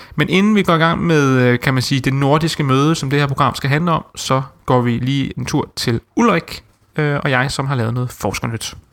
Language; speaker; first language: Danish; native; Danish